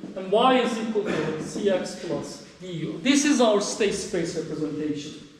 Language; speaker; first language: English; non-native, fluent; Turkish